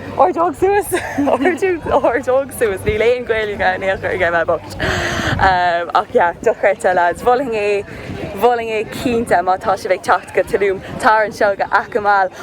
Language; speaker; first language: Irish; non-native, local second language; English